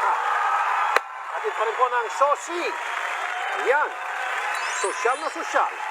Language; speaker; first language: Filipino; native; Filipino